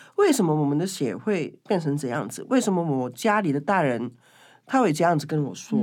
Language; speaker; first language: Chinese; non-native, local second language; Cantonese